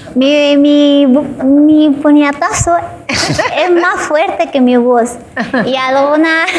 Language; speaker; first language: Spanish; non-native, fluent; Persian